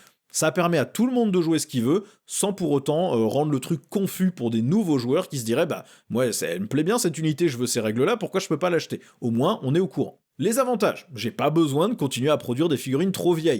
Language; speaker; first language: French; native; French